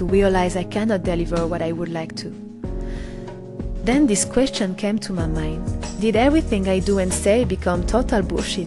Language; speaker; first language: English; non-native, fluent; French